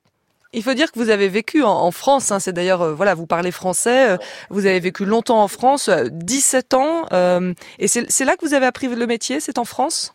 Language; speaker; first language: French; native; French